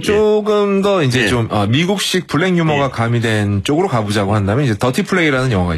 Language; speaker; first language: Korean; native; Korean